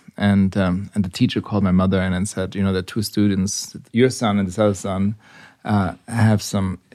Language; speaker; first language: English; non-native, fluent; German